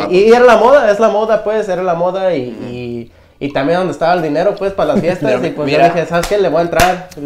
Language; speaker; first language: Spanish; early bilingual, heritage; Spanish